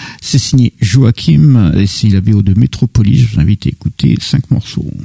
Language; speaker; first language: French; native; French